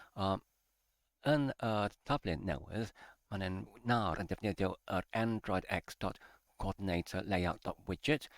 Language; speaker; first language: Welsh; non-native, learner; English